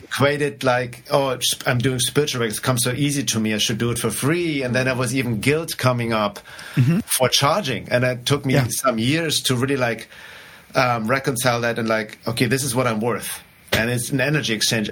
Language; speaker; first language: English; non-native, fluent; German